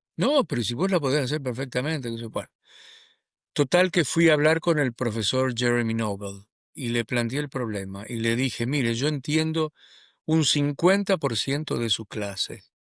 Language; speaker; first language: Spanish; native; Spanish